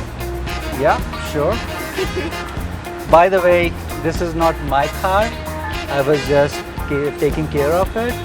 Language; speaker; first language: English; non-native, local second language; Hindi